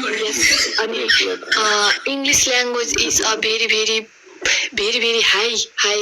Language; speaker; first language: English; non-native, learner; Nepali